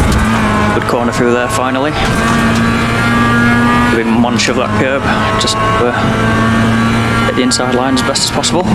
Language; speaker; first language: English; native; English